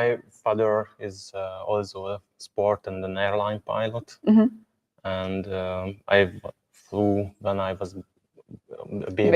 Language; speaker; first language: English; non-native, learner; Hungarian